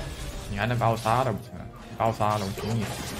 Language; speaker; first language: Chinese; native; Chinese